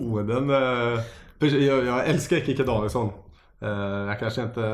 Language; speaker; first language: Swedish; native; Swedish